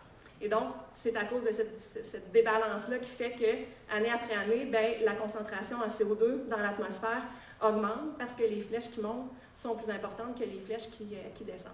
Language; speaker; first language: French; native; French